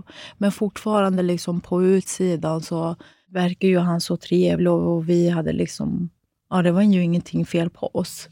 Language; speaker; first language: Swedish; native; Swedish